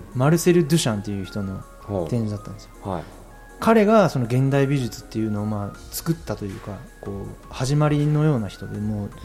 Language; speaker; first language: Japanese; native; Japanese